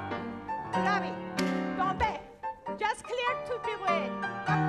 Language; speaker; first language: English; non-native, learner; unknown